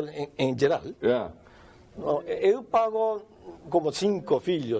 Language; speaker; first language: Portuguese; non-native, learner; Japanese